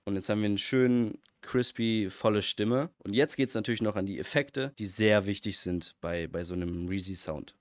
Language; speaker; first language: German; native; German